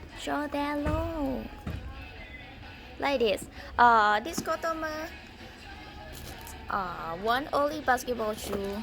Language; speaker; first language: English; non-native, learner; Thai